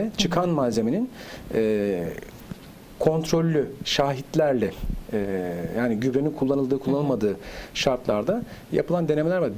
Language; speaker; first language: Turkish; native; Turkish